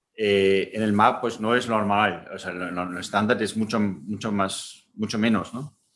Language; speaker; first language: Spanish; non-native, fluent; German